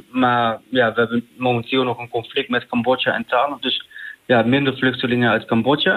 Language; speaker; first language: Dutch; native; Dutch